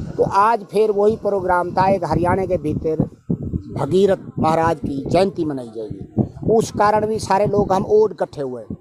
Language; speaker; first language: Urdu; non-native, local second language; Punjabi